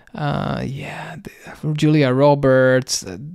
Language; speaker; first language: English; non-native, fluent; Czech